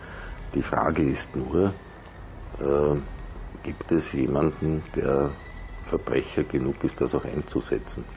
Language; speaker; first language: German; native; German